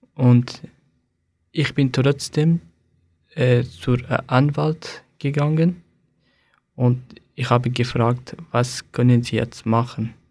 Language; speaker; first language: German; non-native, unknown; Persian